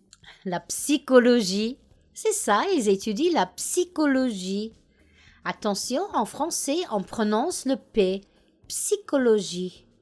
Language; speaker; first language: French; non-native, fluent; English